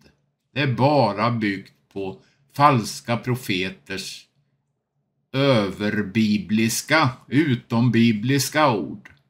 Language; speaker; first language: Swedish; native; Swedish